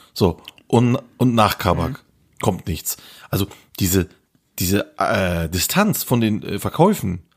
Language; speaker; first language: German; early bilingual, other home language; Turkish